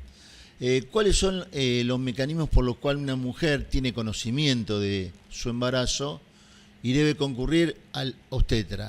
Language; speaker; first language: Spanish; native; Spanish